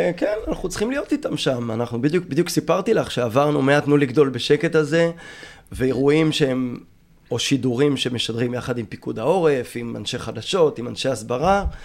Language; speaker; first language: Hebrew; native; Hebrew